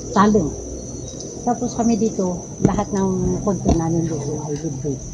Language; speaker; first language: Filipino; non-native, local second language; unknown